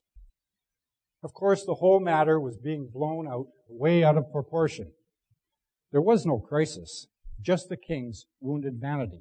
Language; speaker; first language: English; native; English